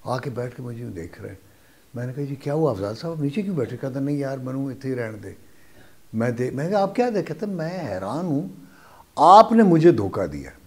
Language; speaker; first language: Urdu; non-native, local second language; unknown